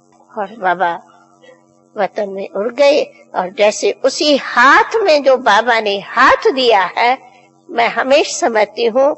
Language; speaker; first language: Hindi; non-native, local second language; Sindhi